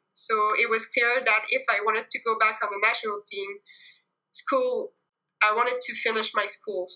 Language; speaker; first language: English; non-native, fluent; French